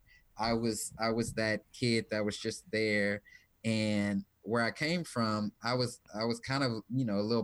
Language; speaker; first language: English; native; English